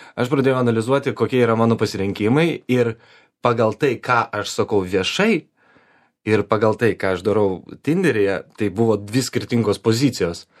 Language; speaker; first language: Lithuanian; non-native, local second language; Polish